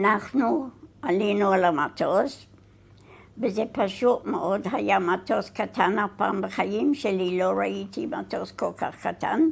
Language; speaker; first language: Hebrew; non-native, fluent; English